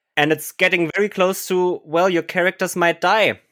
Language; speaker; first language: English; non-native, fluent; German